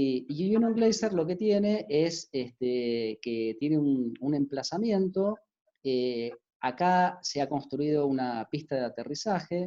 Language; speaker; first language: Spanish; native; Spanish